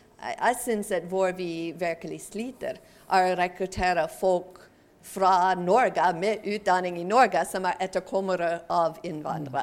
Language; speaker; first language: Norwegian; non-native, fluent; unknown